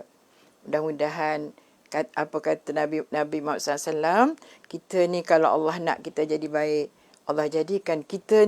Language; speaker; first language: Malay; native; Malay